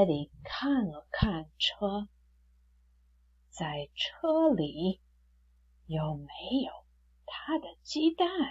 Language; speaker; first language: Chinese; non-native, fluent; English